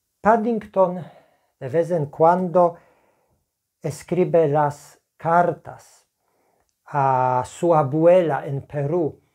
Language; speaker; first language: Spanish; non-native, fluent; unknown